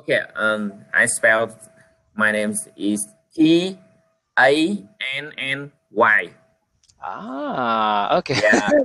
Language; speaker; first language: English; non-native, learner; Vietnamese